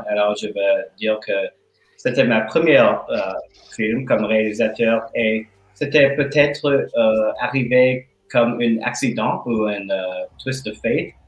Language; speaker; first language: French; non-native, learner; English